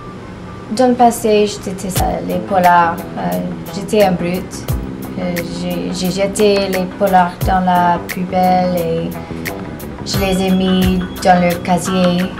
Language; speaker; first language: French; non-native, learner; English